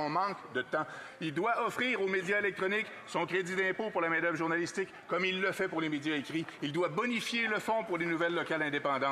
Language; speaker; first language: French; native; French